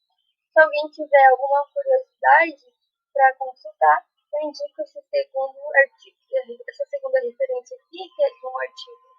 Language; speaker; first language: Portuguese; native; Portuguese